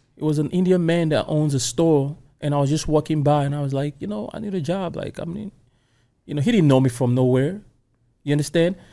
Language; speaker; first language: English; non-native, local second language; Igbo